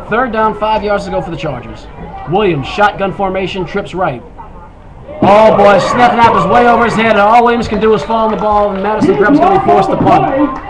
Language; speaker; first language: English; native; English